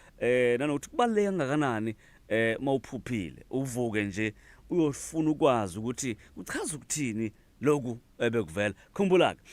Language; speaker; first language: Zulu; non-native, local second language; Xhosa